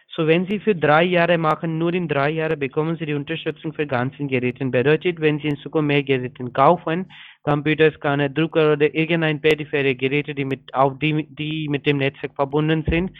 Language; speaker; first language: German; non-native, fluent; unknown